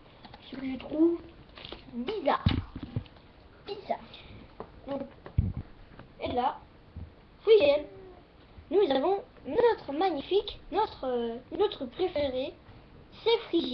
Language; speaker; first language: French; native; French